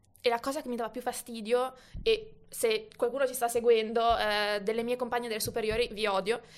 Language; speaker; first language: Italian; native; Italian